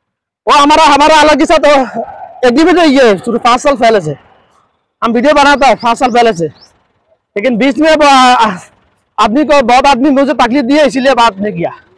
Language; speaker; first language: Hindi; non-native, learner; Bangla